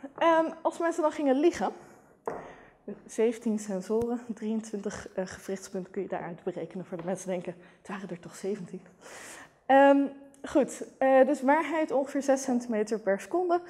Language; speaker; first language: Dutch; native; Dutch